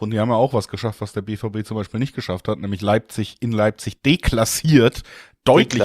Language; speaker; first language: German; native; German